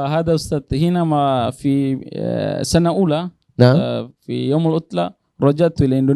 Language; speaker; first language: Arabic; non-native, learner; Indonesian